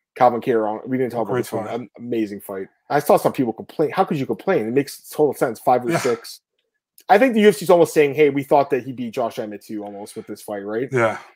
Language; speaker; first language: English; non-native, fluent; Dutch